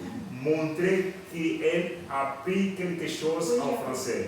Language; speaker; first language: French; non-native, learner; Portuguese